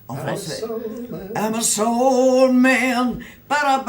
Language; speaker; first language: French; native; French